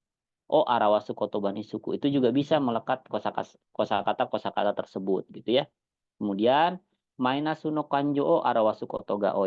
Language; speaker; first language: Indonesian; native; Indonesian